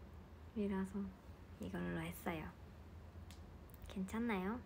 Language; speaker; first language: Korean; non-native, fluent; Japanese